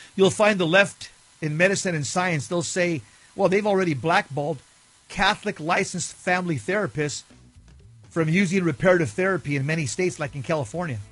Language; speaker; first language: English; native; English